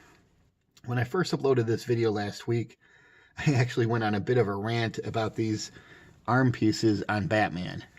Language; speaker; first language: English; native; English